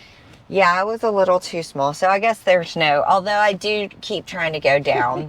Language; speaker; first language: English; native; English